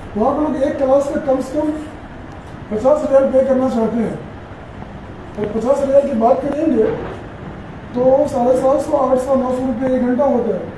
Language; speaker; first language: Hindi; native; Hindi